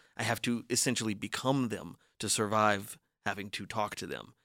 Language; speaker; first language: English; native; English